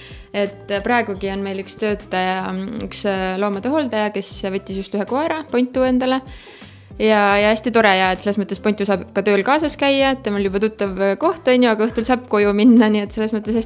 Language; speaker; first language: Estonian; native; Estonian